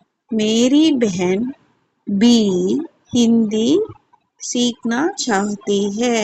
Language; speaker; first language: Hindi; non-native, local second language; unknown